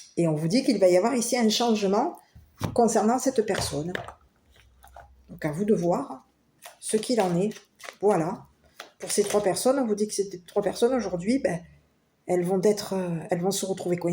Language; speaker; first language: French; native; French